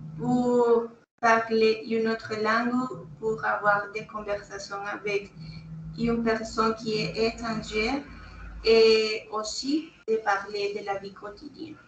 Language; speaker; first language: French; non-native, learner; Spanish